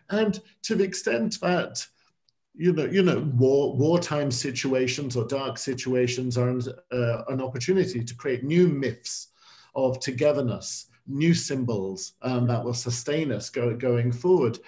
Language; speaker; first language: English; native; English